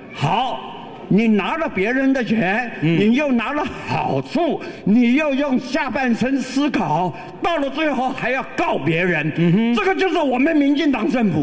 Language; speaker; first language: Chinese; native; Chinese